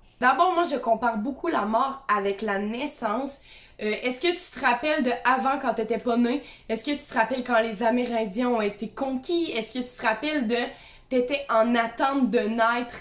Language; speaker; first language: French; native; French